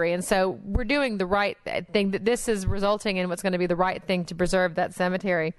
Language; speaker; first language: English; native; English